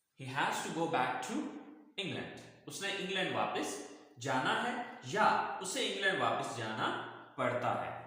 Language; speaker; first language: Urdu; native; Urdu